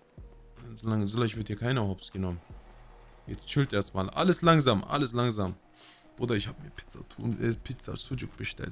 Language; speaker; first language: German; early bilingual, other home language; Turkish